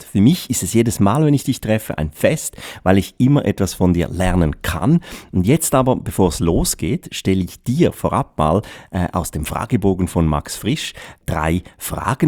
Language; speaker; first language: German; native; German